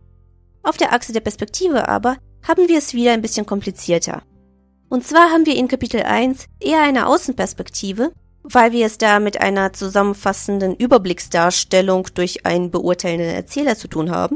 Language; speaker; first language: German; native; German